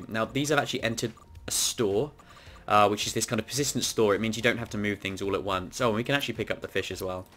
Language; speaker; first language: English; native; English